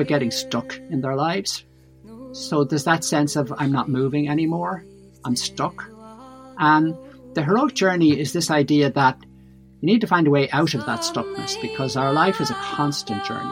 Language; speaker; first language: English; native; English